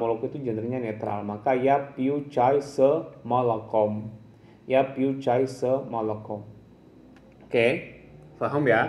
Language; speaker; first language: Indonesian; non-native, local second language; Javanese